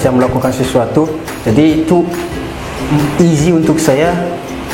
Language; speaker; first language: Indonesian; non-native, fluent; Malagasy